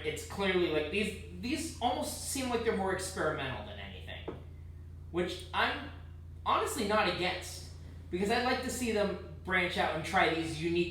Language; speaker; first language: English; native; English